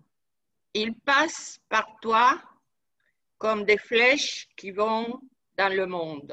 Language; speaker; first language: French; non-native, fluent; Spanish